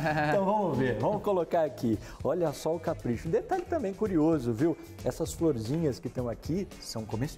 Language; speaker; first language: Portuguese; native; Portuguese